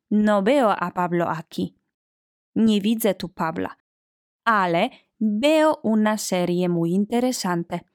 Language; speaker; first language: Spanish; non-native, fluent; Polish